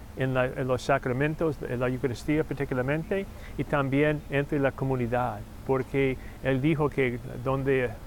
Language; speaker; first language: Spanish; non-native, fluent; English